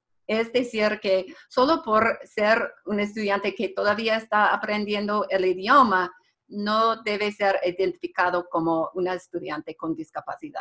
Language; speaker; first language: Spanish; non-native, fluent; English